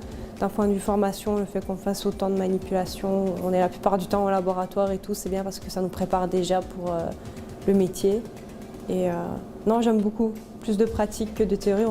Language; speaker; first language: French; native; French